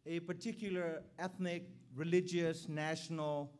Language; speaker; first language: English; non-native, fluent; Burmese